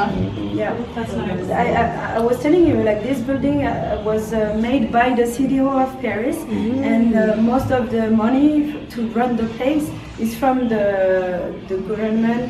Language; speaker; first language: English; non-native, fluent; French